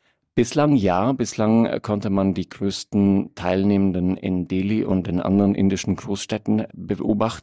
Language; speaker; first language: German; native; German